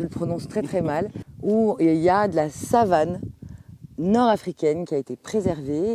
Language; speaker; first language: French; native; French